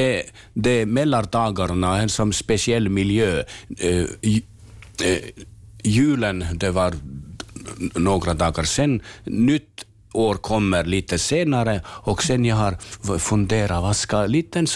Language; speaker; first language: Swedish; non-native, learner; Finnish